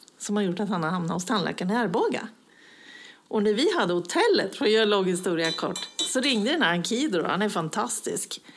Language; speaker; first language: Swedish; native; Swedish